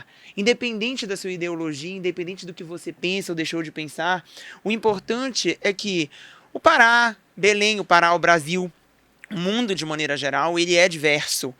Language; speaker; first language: Portuguese; native; Portuguese